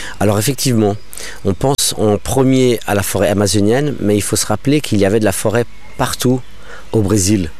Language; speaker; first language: French; non-native, local second language; English